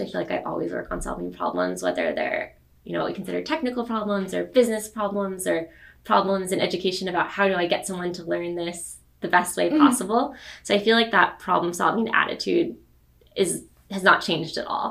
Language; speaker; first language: English; native; English